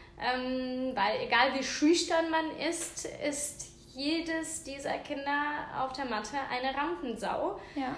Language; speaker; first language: German; non-native, fluent; Russian